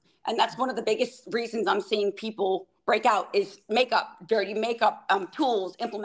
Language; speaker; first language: English; native; English